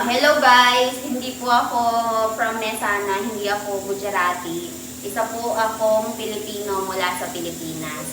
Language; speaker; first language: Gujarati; non-native, learner; Filipino